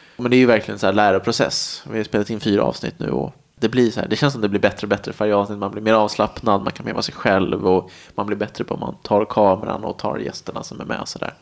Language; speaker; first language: Swedish; native; Swedish